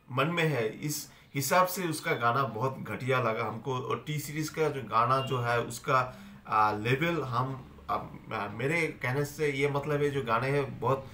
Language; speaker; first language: Hindi; non-native, local second language; Bangla